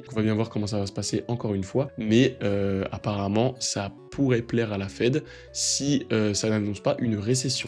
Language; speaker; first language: French; native; French